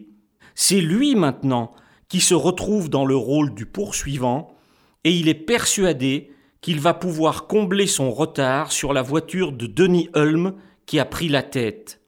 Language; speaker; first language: French; native; French